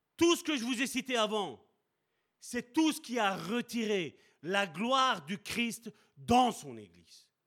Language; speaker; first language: French; early bilingual, other home language; Italian